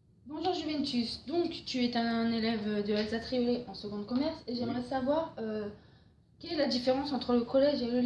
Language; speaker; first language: French; native; French